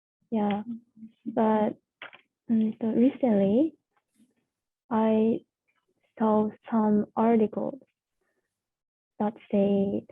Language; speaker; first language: English; non-native, learner; Japanese